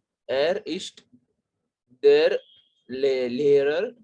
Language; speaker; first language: German; non-native, learner; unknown